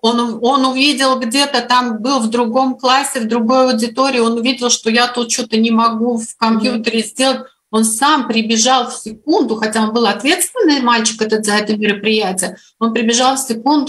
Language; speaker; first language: Russian; native; Russian